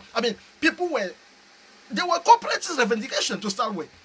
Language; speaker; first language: English; non-native, local second language; French